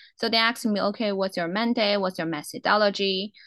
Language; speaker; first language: English; non-native, fluent; Chinese